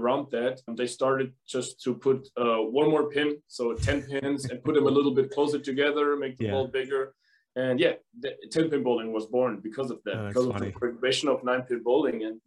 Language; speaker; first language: English; non-native, fluent; German